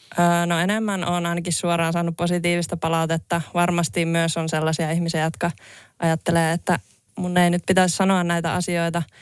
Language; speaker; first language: Finnish; native; Finnish